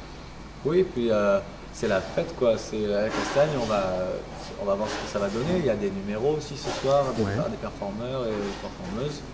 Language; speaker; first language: French; native; French